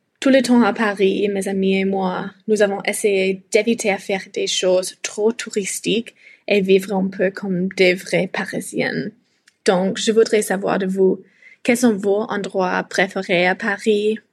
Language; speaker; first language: French; non-native, learner; English